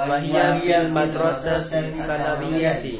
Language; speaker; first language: Arabic; non-native, learner; Indonesian